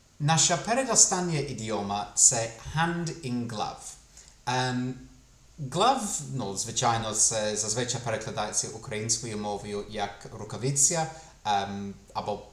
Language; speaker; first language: Ukrainian; non-native, fluent; English